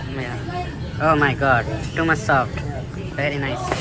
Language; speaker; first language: English; non-native, learner; Nepali